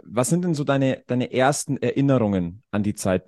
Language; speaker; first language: German; native; German